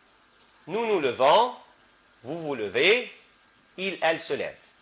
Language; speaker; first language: French; non-native, fluent; Arabic